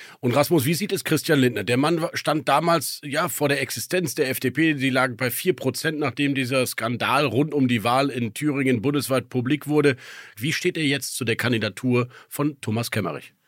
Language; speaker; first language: German; native; German